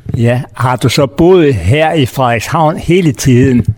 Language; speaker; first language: Danish; native; Danish